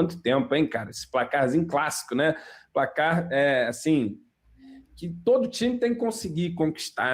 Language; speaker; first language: Portuguese; native; Portuguese